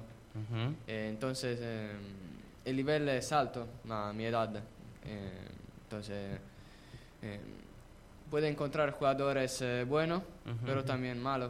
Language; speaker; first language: Spanish; non-native, learner; Italian